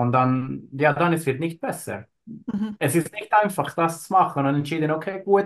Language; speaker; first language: German; non-native, learner; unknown